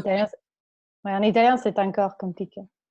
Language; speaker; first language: French; non-native, fluent; Spanish